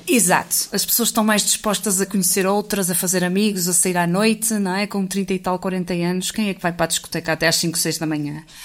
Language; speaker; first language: Portuguese; native; Portuguese